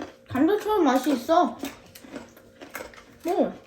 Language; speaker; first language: Korean; early bilingual, heritage; Korean